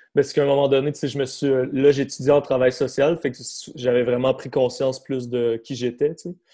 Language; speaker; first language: French; native; French